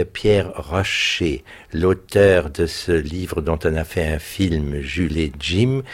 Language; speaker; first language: French; early bilingual, other home language; German